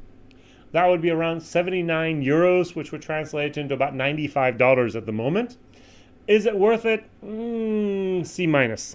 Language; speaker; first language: English; native; English